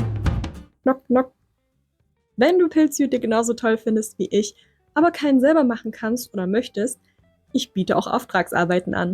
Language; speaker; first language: German; native; German